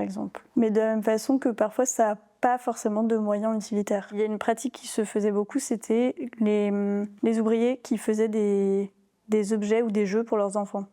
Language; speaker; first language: French; native; French